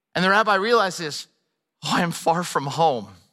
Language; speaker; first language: English; native; English